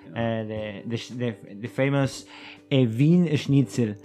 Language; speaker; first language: English; non-native, learner; Spanish